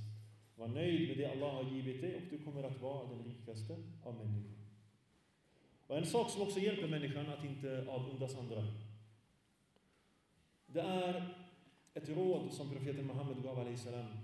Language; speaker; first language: Swedish; early bilingual, other home language; Arabic